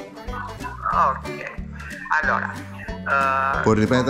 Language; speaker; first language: Italian; non-native, local second language; Albanian